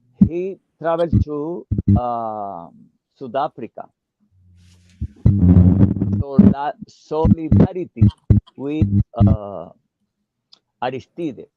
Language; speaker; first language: English; non-native, learner; Portuguese